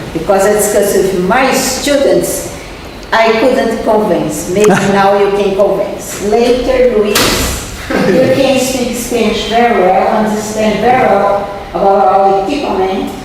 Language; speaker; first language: English; non-native, fluent; Portuguese